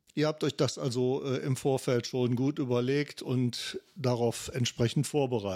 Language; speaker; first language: German; native; German